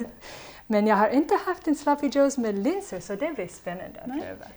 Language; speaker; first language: Swedish; non-native, fluent; English